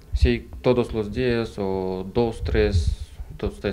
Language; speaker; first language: Spanish; non-native, learner; Russian